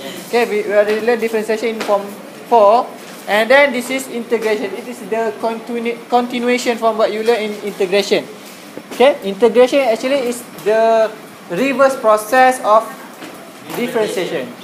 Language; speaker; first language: English; non-native, local second language; Malay